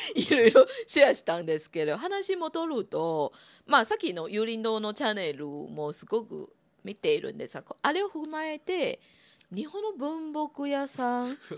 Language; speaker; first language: Japanese; non-native, fluent; Chinese